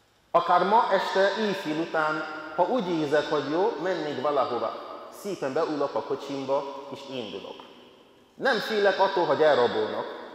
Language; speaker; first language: Hungarian; non-native, fluent; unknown